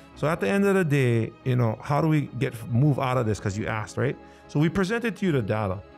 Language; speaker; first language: English; native; English